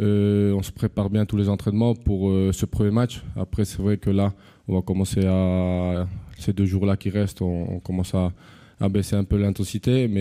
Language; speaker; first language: French; non-native, fluent; Spanish